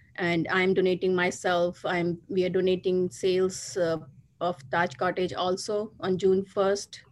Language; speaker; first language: English; non-native, local second language; Hindi